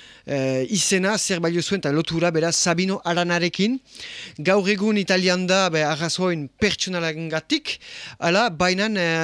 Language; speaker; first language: Basque; early bilingual, heritage; Basque